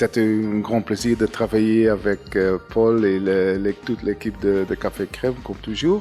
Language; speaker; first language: French; non-native, fluent; Dutch